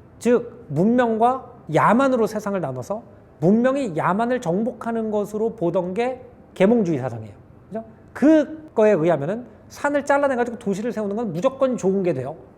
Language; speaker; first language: Korean; native; Korean